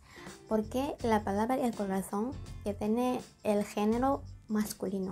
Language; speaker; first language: Spanish; non-native, learner; Indonesian